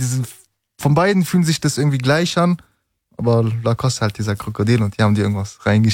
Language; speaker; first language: German; early bilingual, other home language; Turkish